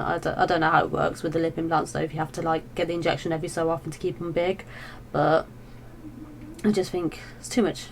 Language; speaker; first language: English; native; English